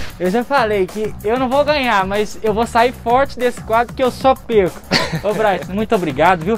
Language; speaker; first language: Portuguese; native; Portuguese